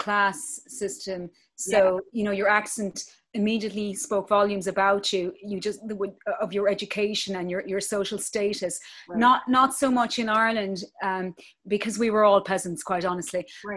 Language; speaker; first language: English; native; English